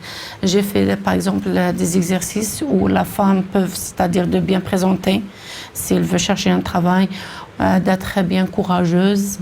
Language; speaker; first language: French; non-native, local second language; Arabic